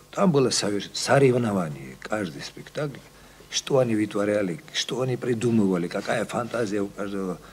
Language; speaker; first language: Russian; non-native, local second language; Georgian